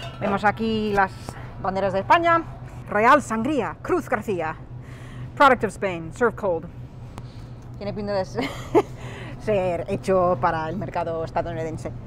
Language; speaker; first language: Spanish; non-native, fluent; English